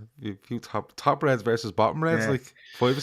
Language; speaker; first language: English; native; English